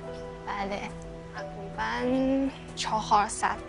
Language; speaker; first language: Persian; non-native, fluent; Chinese